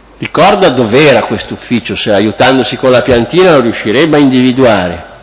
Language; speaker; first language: Italian; native; Italian